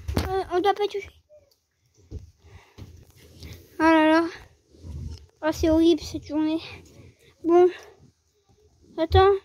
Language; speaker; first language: French; native; French